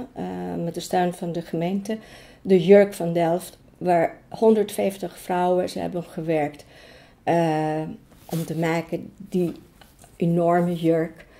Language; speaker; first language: Dutch; non-native, fluent; Greek